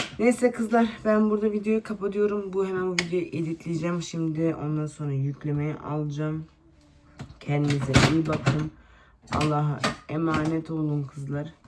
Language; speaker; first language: Turkish; early bilingual, heritage; Turkish